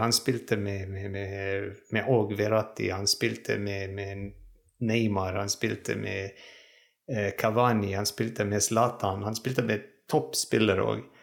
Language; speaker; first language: Norwegian; non-native, fluent; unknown